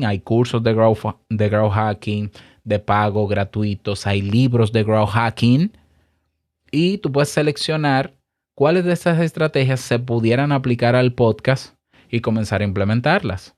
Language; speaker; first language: Spanish; native; Spanish